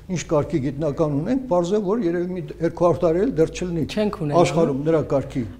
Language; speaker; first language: Armenian; native; Armenian